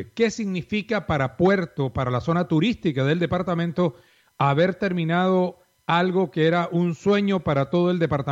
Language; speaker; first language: Spanish; native; Spanish